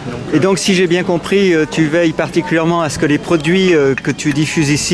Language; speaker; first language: French; native; French